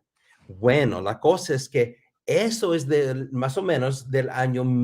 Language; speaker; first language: Spanish; non-native, fluent; English